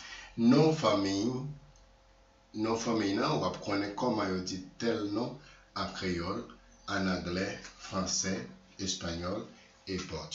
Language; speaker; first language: French; non-native, local second language; Haitian Creole